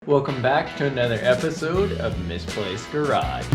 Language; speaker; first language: English; native; English